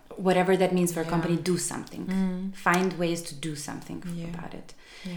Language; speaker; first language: English; non-native, fluent; Serbian